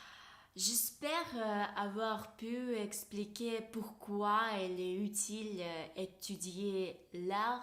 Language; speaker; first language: French; non-native, fluent; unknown